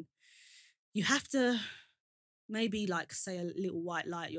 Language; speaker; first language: English; native; English